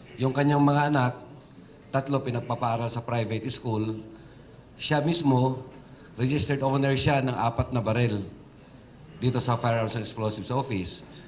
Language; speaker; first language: Filipino; native; Filipino